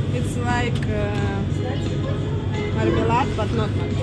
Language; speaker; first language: English; non-native, learner; Russian